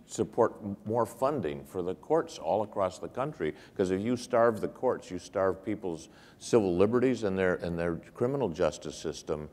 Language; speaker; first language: English; native; English